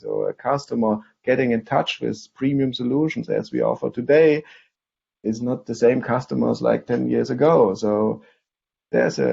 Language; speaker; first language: English; non-native, fluent; German